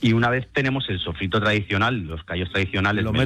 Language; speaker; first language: Spanish; native; Spanish